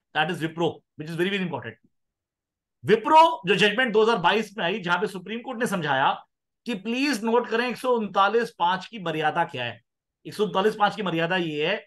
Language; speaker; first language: Hindi; non-native, local second language; Punjabi